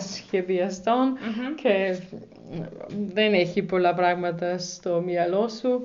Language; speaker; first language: Greek; non-native, learner; German